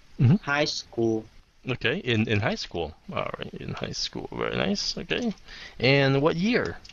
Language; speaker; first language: English; non-native, fluent; Vietnamese